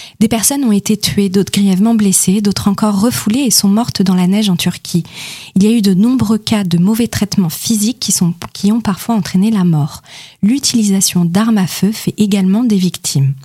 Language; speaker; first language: French; native; French